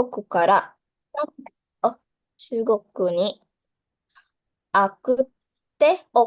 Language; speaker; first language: Japanese; non-native, learner; Indonesian